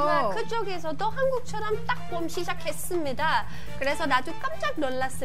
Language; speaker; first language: Korean; non-native, learner; English